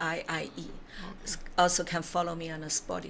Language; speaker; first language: English; non-native, learner; Chinese